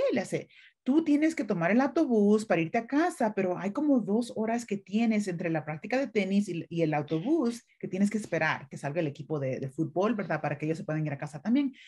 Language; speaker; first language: Spanish; native; Spanish